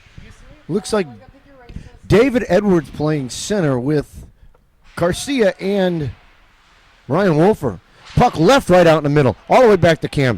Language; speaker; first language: English; native; English